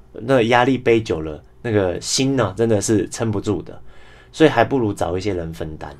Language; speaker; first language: Chinese; non-native, local second language; English